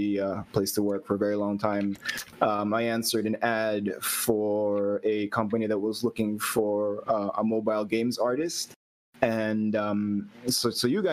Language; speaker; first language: English; non-native, local second language; Filipino